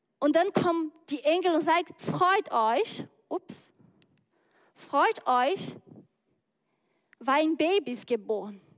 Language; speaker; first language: German; non-native, learner; Portuguese